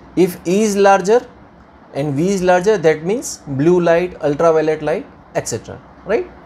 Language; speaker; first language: English; non-native, local second language; Gujarati